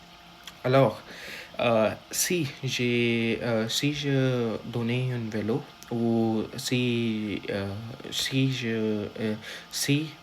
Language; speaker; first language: French; non-native, learner; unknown